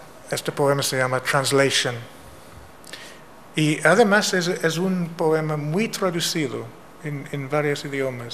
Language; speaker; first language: Spanish; non-native, fluent; English